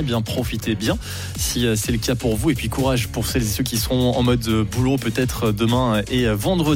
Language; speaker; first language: French; native; French